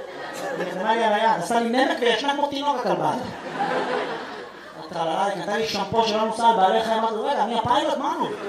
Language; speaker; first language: Hebrew; native; Hebrew